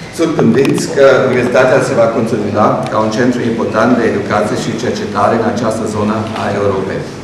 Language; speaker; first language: Romanian; non-native, local second language; German